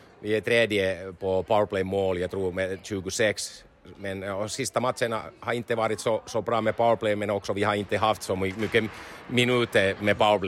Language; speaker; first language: Swedish; non-native, learner; Finnish